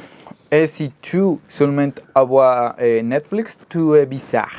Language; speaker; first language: French; non-native, learner; Spanish